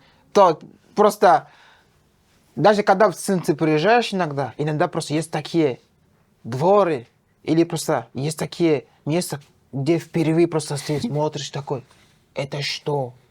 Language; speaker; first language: Russian; non-native, fluent; French